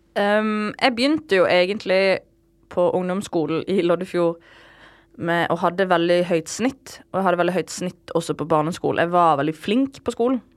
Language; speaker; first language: Norwegian; native; Norwegian